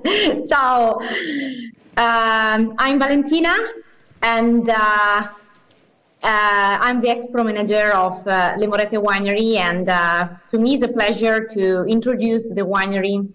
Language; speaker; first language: English; non-native, fluent; Italian